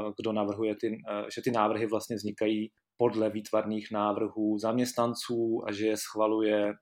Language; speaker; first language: Czech; native; Czech